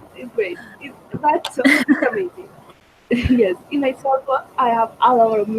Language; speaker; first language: English; non-native, fluent; Spanish